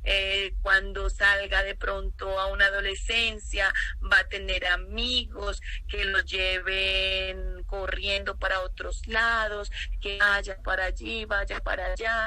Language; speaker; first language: Spanish; native; Spanish